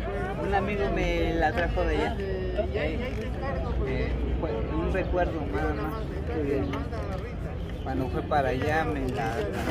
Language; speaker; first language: Spanish; native; Spanish